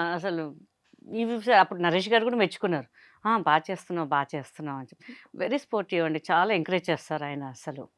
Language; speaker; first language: Telugu; non-native, local second language; Hindi